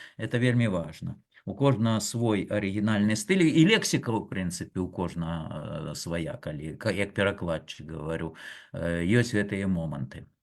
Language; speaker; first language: Belarusian; native; Belarusian